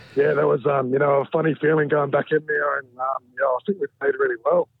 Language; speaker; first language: English; native; English